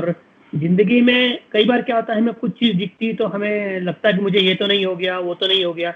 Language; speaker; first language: Hindi; native; Hindi